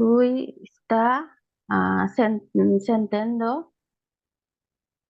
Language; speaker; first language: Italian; non-native, learner; Bangla